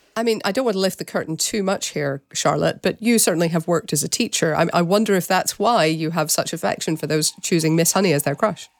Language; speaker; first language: English; native; English